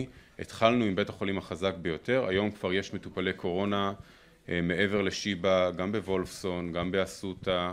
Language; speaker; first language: Hebrew; native; Hebrew